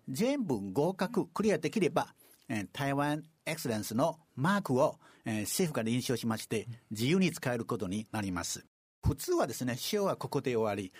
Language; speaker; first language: Japanese; non-native, fluent; Chinese